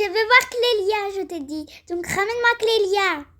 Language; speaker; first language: French; native; French